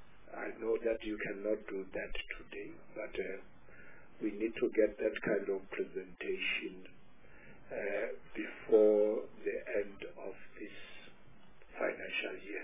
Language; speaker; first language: English; non-native, local second language; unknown